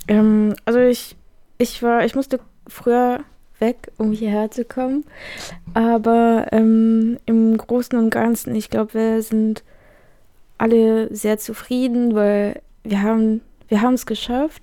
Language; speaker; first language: German; non-native, fluent; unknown